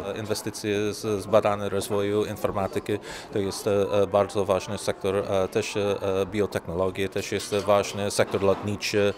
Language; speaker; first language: Polish; non-native, learner; English